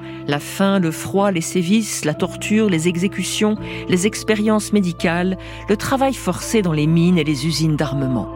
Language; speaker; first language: French; native; French